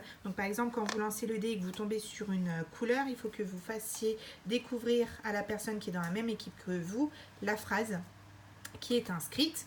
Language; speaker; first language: French; native; French